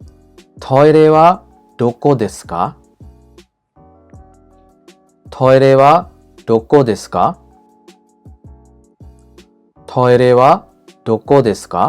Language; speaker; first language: Japanese; non-native, fluent; Khmer